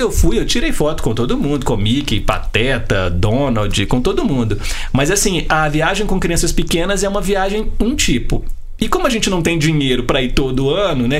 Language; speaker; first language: Portuguese; native; Portuguese